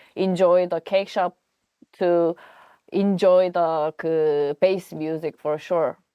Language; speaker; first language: English; non-native, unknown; Korean